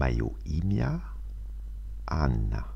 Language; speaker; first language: Russian; non-native, fluent; French